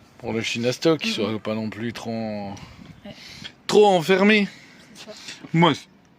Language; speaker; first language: French; native; French